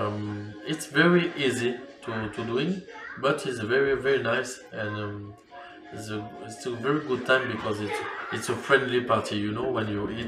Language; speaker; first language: English; non-native, learner; French